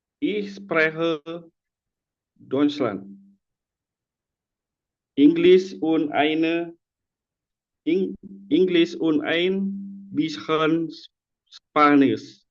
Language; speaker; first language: German; non-native, learner; Indonesian